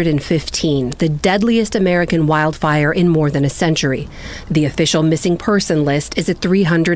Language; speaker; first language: English; native; English